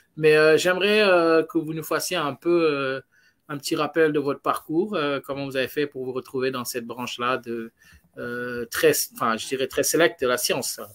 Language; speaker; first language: French; non-native, local second language; Wolof